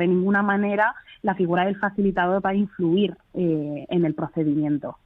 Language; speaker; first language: Spanish; early bilingual, other home language; Arabic